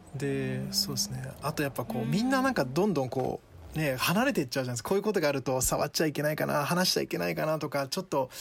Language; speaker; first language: Japanese; early bilingual, other home language; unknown